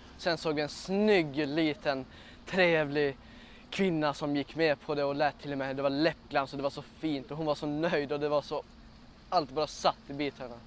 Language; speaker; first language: Swedish; native; Swedish